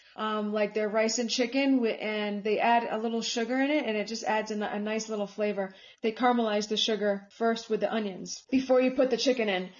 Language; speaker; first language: English; native; English